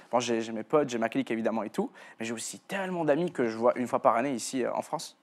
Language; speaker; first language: French; non-native, local second language; Arabic